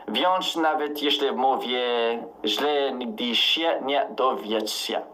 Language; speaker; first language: Polish; non-native, learner; English